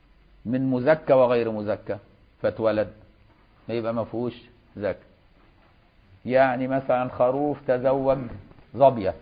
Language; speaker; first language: Arabic; native; Arabic